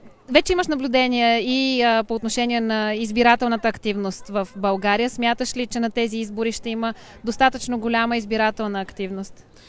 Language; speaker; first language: Bulgarian; native; Bulgarian